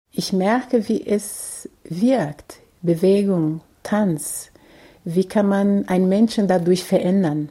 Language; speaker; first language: German; non-native, fluent; Portuguese